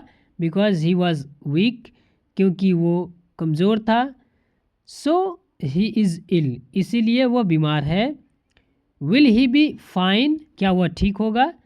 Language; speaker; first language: Hindi; native; Hindi